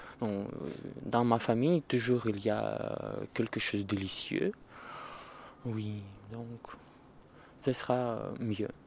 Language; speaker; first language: French; non-native, learner; Russian